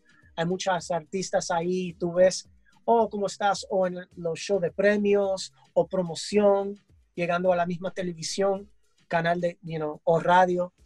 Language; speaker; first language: Spanish; early bilingual, heritage; English